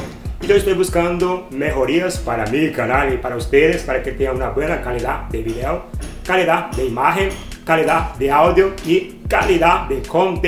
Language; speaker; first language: Spanish; non-native, fluent; Portuguese